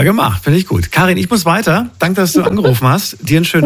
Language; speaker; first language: German; native; German